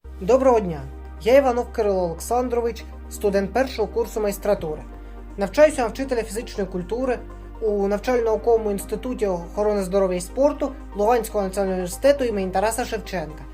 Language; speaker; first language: Ukrainian; native; Ukrainian